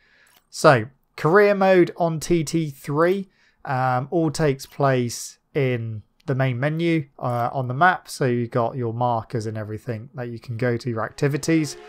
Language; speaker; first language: English; native; English